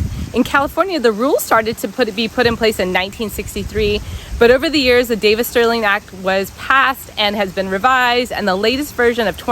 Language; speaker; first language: English; native; English